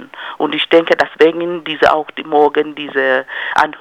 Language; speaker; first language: German; non-native, fluent; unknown